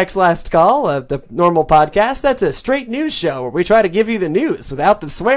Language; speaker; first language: English; native; English